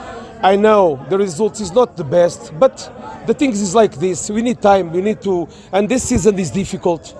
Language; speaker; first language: English; non-native, learner; Portuguese